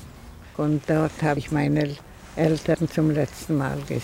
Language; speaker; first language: German; non-native, fluent; Polish